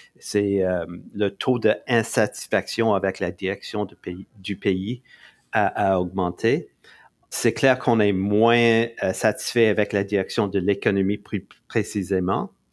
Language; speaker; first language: French; non-native, local second language; English